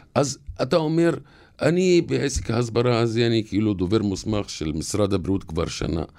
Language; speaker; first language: Hebrew; non-native, local second language; Arabic